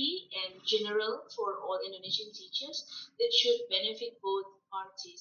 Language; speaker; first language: English; non-native, fluent; Malay